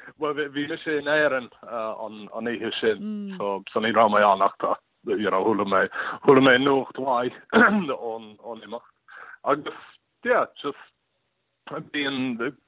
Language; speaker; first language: Irish; non-native, learner; English